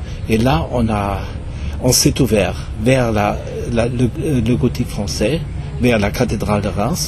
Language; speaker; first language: French; non-native, fluent; German